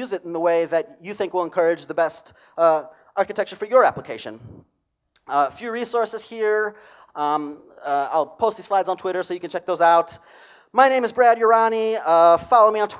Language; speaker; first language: English; native; English